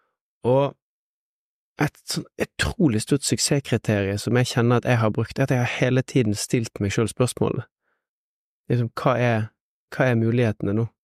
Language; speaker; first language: Norwegian; native; Norwegian